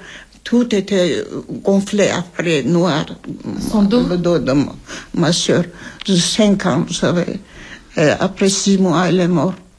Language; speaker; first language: French; early bilingual, other home language; Armenian